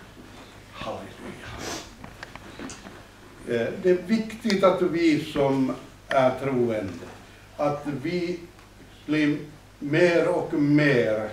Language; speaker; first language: Swedish; non-native, fluent; Finnish